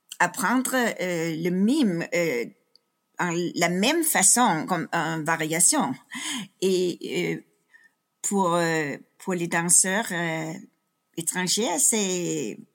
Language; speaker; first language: French; non-native, fluent; Danish